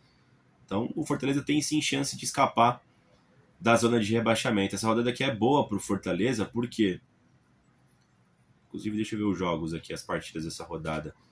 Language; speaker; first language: Portuguese; native; Portuguese